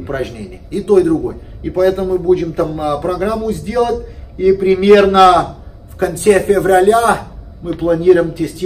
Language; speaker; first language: Russian; non-native, fluent; Portuguese